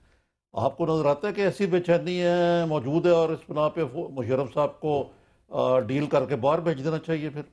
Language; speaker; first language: Urdu; native; Urdu